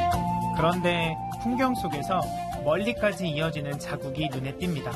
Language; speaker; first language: Korean; native; Korean